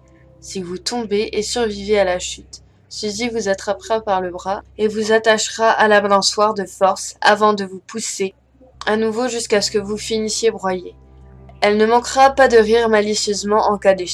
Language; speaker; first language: French; native; French